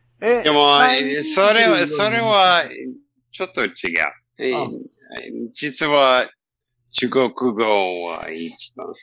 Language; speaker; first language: Japanese; non-native, learner; English